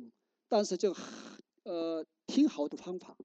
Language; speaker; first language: Chinese; non-native, learner; Korean